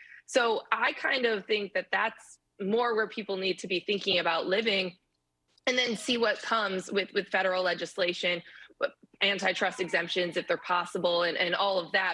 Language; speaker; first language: English; native; English